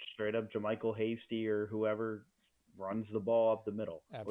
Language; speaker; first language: English; native; English